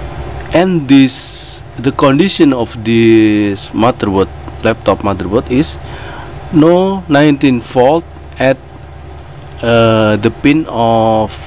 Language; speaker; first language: English; non-native, learner; Indonesian